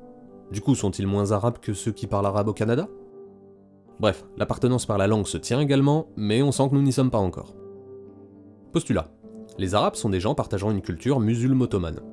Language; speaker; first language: French; native; French